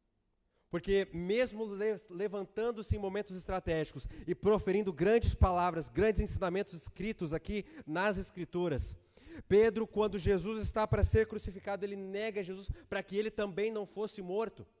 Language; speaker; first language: Portuguese; native; Portuguese